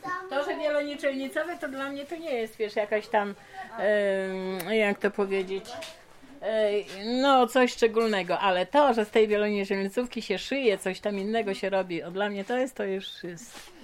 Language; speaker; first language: Polish; native; Polish